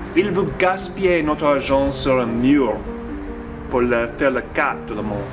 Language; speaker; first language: French; non-native, learner; English